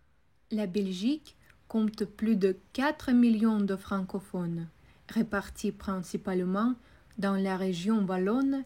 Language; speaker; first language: French; non-native, fluent; Russian